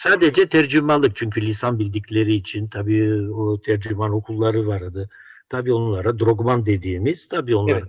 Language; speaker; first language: Turkish; non-native, local second language; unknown